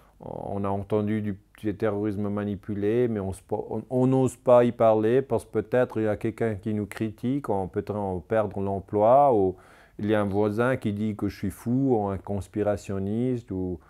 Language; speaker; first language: French; non-native, local second language; German